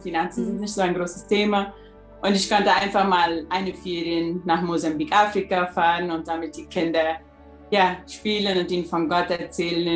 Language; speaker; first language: German; early bilingual, heritage; German